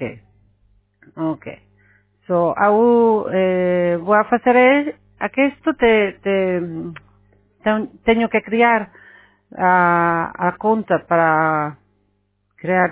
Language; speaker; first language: Spanish; non-native, fluent; Portuguese